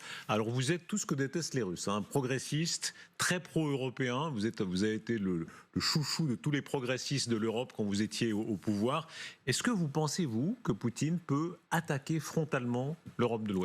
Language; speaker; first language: French; native; French